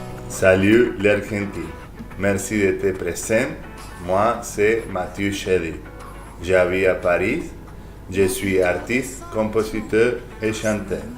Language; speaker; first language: French; non-native, learner; Spanish